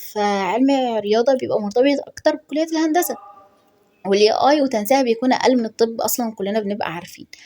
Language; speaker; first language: Arabic; native; Arabic